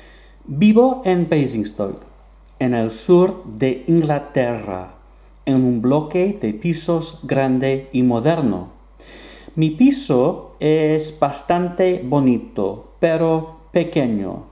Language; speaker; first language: Spanish; non-native, fluent; English